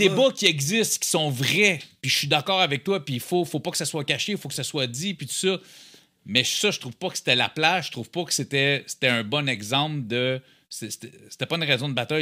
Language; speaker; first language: French; native; French